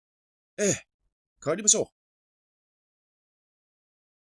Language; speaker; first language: Japanese; non-native, fluent; Cantonese